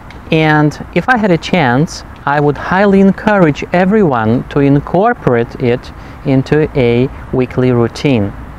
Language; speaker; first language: English; non-native, fluent; Russian